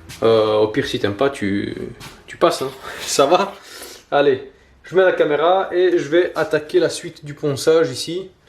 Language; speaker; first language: French; native; French